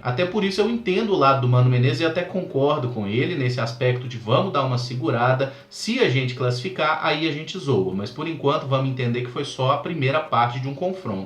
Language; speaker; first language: Portuguese; native; Portuguese